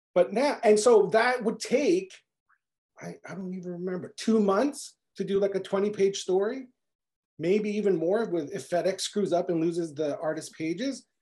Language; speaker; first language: English; native; English